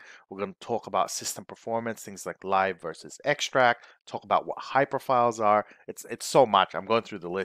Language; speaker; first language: English; native; English